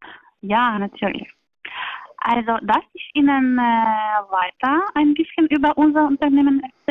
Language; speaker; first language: German; non-native, learner; Polish